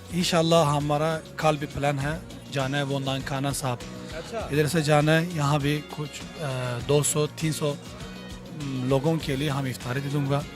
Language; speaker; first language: Hindi; non-native, learner; Turkish